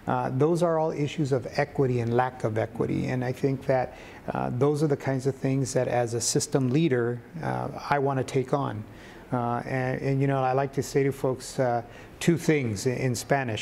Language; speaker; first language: English; early bilingual, other home language; Spanish